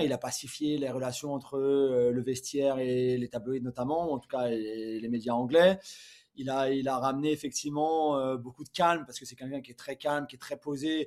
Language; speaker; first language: French; native; French